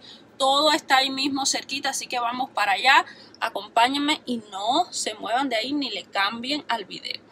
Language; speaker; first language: Spanish; native; Spanish